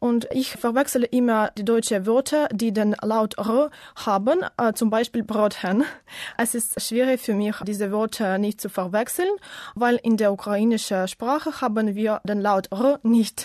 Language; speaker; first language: German; non-native, learner; Ukrainian